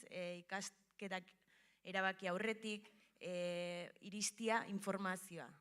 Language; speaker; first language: Basque; native; Basque